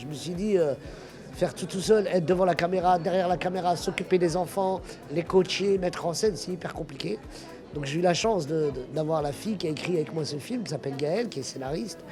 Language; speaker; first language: French; early bilingual, other home language; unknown